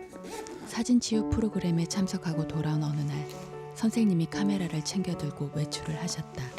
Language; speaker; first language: Korean; native; Korean